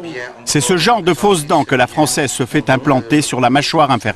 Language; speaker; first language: French; native; French